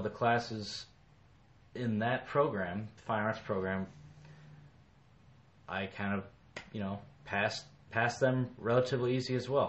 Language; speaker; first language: English; native; English